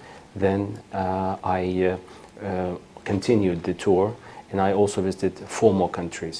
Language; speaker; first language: English; non-native, fluent; Ukrainian